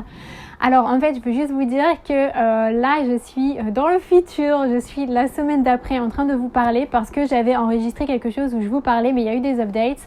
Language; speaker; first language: French; native; French